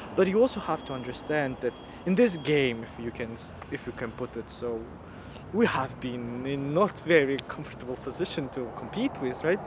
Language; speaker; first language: English; non-native, fluent; Russian